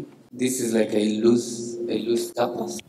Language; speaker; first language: English; non-native, learner; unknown